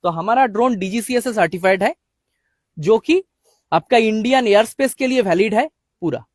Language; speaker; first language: Hindi; non-native, local second language; Bangla